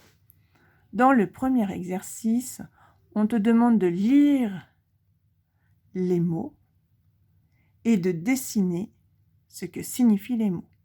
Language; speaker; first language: French; native; French